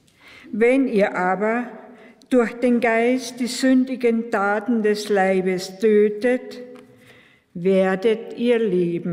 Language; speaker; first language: German; native; German